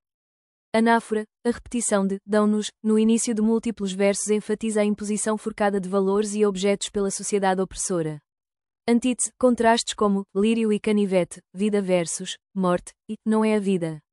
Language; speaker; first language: Portuguese; native; Portuguese